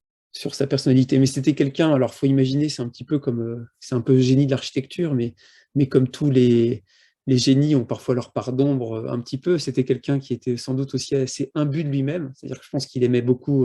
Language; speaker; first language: French; native; French